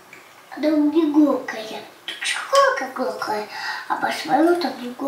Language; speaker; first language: Russian; early bilingual, heritage; Russian